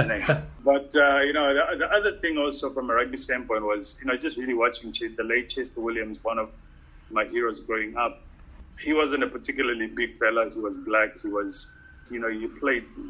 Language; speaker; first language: English; non-native, local second language; Shona